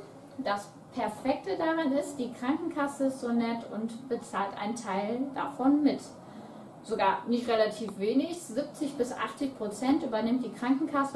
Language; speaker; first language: German; native; German